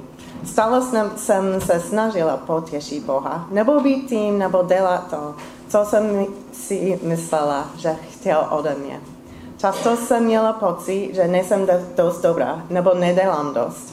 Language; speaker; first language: Czech; non-native, fluent; English